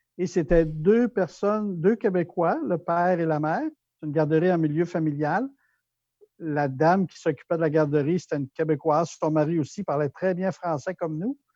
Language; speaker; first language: French; native; French